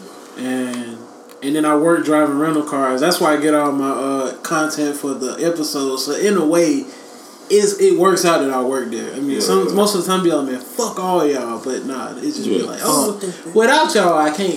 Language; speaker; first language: English; native; English